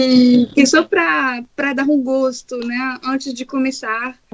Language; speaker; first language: Portuguese; non-native, fluent; French